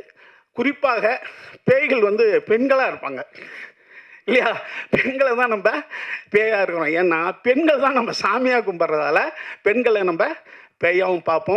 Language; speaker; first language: Tamil; native; Tamil